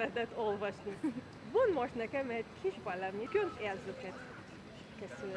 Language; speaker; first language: Hungarian; non-native, fluent; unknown